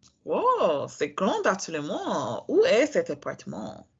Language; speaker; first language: French; non-native, learner; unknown